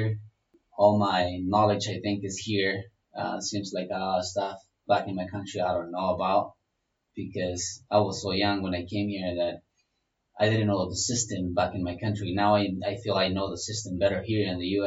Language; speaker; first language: English; non-native, fluent; Spanish